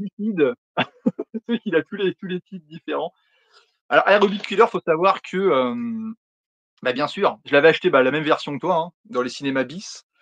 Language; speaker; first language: French; native; French